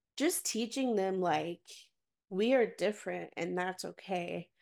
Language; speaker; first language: English; native; English